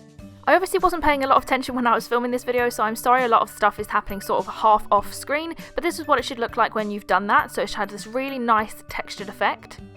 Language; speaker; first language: English; native; English